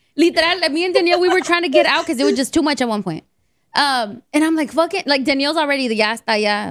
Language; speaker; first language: English; early bilingual, other home language; Spanish